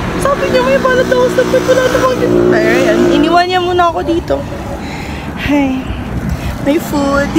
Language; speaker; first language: Filipino; native; Filipino